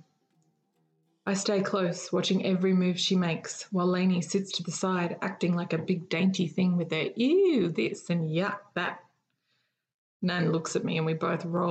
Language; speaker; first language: English; native; English